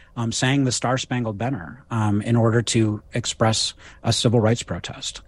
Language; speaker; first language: English; native; English